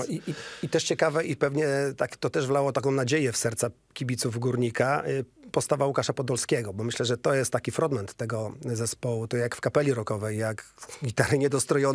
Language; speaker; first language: Polish; native; Polish